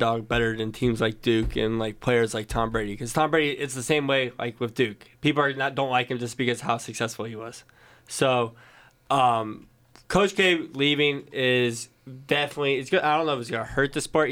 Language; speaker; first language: English; native; English